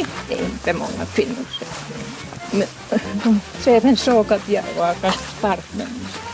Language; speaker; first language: Swedish; non-native, learner; Finnish